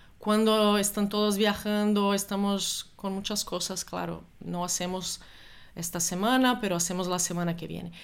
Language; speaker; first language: Spanish; non-native, fluent; Portuguese